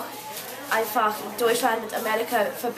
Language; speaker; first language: German; non-native, learner; English